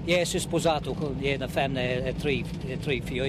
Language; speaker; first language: Italian; early bilingual, heritage; Italian